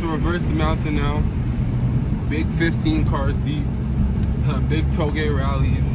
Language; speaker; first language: English; native; English